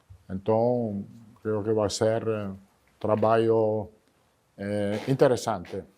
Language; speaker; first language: Portuguese; non-native, fluent; Italian